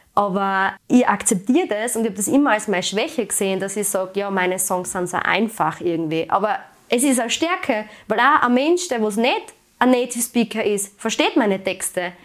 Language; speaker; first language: German; native; German